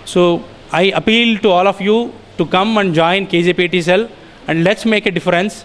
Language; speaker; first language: English; non-native, local second language; Kannada